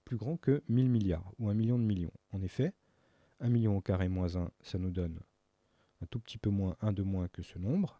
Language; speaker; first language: French; native; French